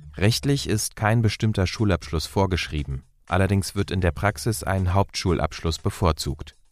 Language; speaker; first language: German; native; German